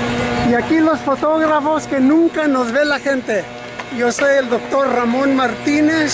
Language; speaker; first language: Spanish; early bilingual, other home language; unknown